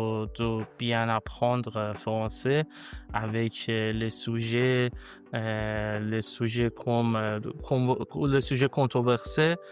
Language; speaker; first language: French; non-native, learner; Persian